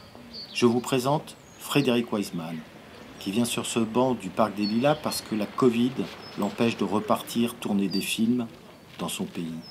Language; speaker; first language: French; native; French